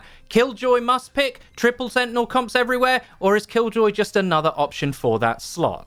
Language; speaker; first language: English; native; English